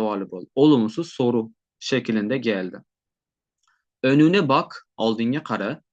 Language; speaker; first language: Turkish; non-native, fluent; Uzbek